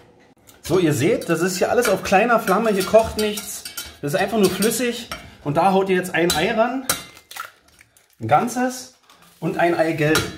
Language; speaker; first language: German; native; German